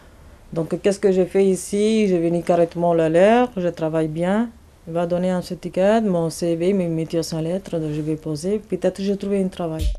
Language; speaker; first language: French; non-native, learner; Tamil